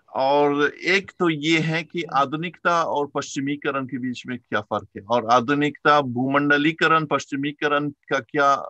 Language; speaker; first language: Hindi; non-native, fluent; German